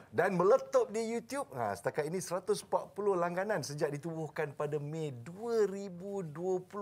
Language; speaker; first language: Malay; native; Malay